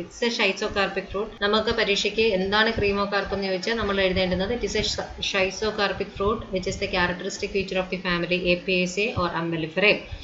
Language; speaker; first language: English; non-native, local second language; Malayalam